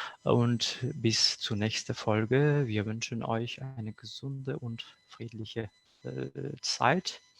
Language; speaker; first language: German; non-native, fluent; Kurdish